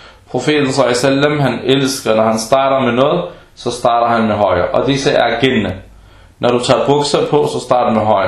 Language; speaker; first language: Danish; early bilingual, other home language; Arabic